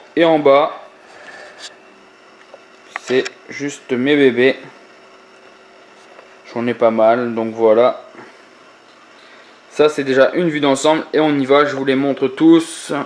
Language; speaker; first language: French; native; French